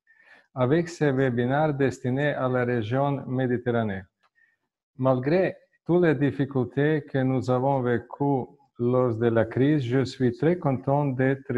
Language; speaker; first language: French; non-native, fluent; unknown